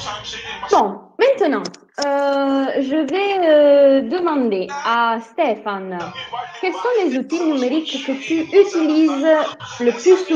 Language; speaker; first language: French; non-native, fluent; Italian